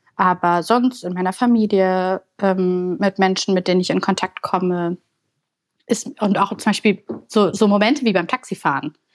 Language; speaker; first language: German; early bilingual, other home language; Bulgarian